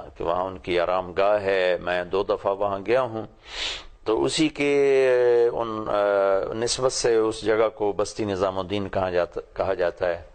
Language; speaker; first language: Urdu; non-native, local second language; Punjabi